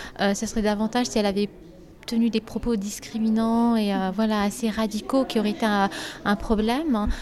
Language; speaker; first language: French; native; French